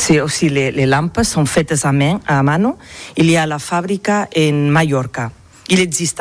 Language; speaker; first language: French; non-native, learner; Catalan